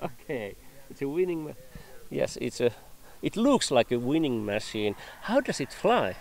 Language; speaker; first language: English; non-native, fluent; Finnish